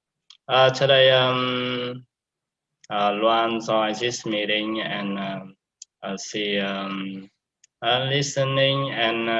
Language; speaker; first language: English; non-native, learner; Vietnamese